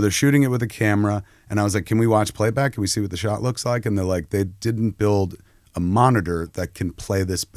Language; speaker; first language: English; native; English